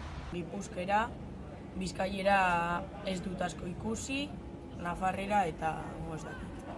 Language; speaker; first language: Basque; non-native, local second language; Spanish